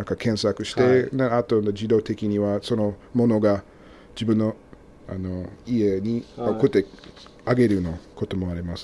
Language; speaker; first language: Japanese; non-native, learner; English